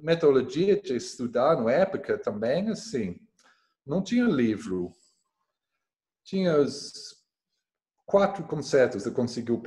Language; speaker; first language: Portuguese; non-native, learner; English